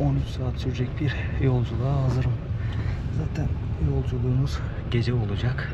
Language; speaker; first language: Turkish; native; Turkish